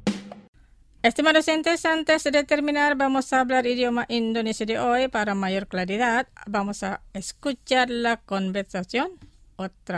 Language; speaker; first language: Spanish; non-native, fluent; Indonesian